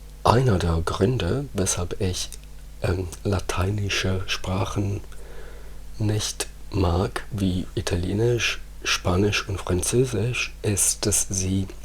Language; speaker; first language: German; non-native, fluent; Italian